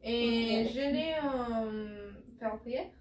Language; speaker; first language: French; non-native, learner; Spanish